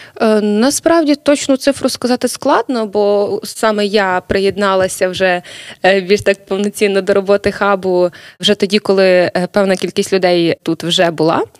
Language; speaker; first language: Ukrainian; native; Ukrainian